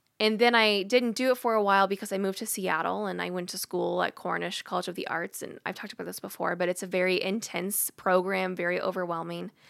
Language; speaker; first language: English; native; English